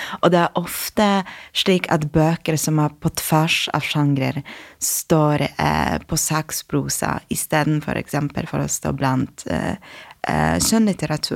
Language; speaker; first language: Norwegian; non-native, fluent; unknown